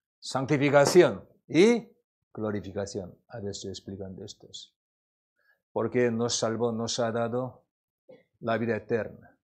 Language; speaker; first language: Spanish; non-native, learner; Korean